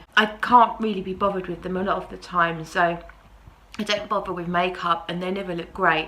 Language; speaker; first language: English; native; English